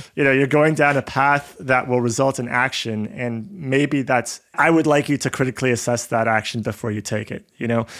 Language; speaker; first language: English; native; English